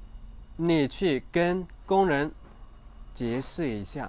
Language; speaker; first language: Chinese; non-native, fluent; Khmer